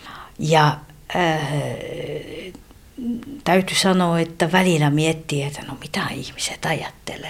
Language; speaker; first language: Finnish; non-native, fluent; French